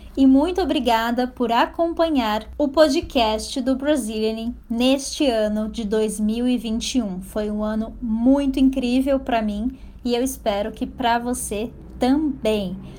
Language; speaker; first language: Portuguese; native; Portuguese